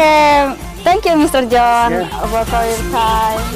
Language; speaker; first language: English; non-native, learner; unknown